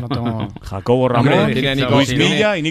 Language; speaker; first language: Spanish; native; Spanish